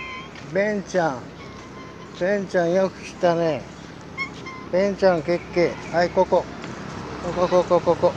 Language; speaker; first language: Japanese; native; Japanese